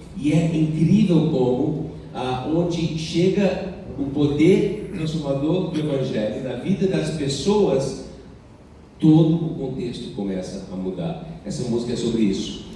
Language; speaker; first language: Portuguese; non-native, fluent; English